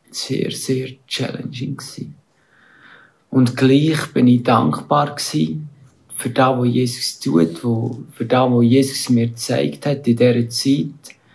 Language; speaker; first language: German; native; German